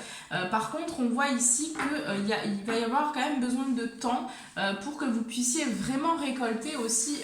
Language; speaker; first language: French; native; French